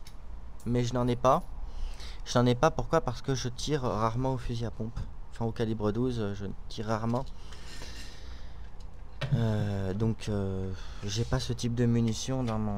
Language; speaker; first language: French; native; French